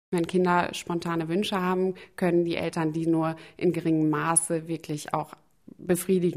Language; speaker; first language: German; native; German